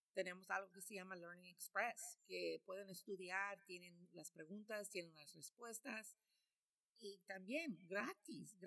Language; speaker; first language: Spanish; early bilingual, heritage; Spanish